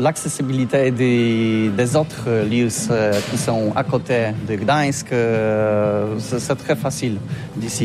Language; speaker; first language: French; non-native, learner; Polish